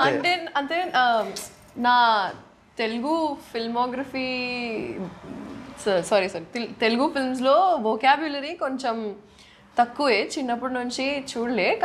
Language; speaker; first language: Telugu; non-native, local second language; Urdu